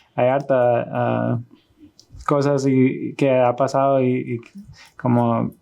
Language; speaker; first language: Spanish; early bilingual, other home language; English